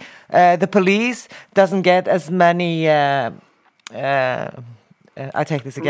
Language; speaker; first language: English; non-native, fluent; Norwegian